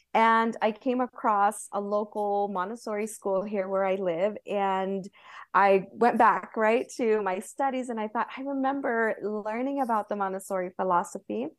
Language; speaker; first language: English; early bilingual, other home language; Spanish